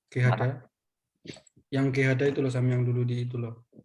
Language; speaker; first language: Indonesian; native; Indonesian